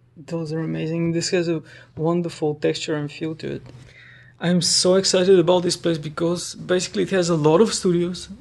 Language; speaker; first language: English; non-native, fluent; Bulgarian